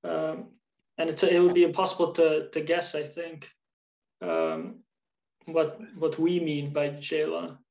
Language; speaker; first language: English; early bilingual, other home language; Albanian